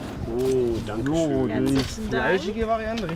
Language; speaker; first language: German; native; German